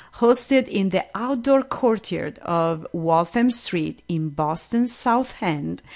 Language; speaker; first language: English; non-native, fluent; Italian